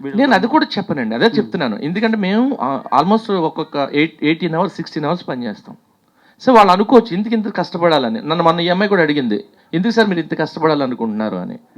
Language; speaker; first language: Telugu; native; Telugu